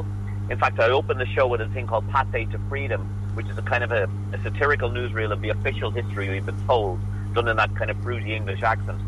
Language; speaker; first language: English; native; English